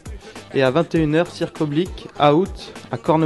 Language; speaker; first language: French; native; French